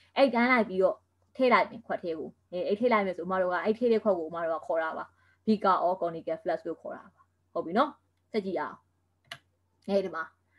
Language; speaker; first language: Burmese; native; Burmese